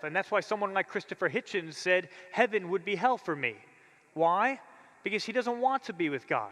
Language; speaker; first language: English; native; English